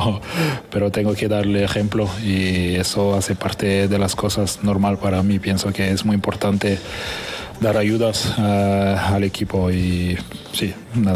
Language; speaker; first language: Spanish; non-native, fluent; French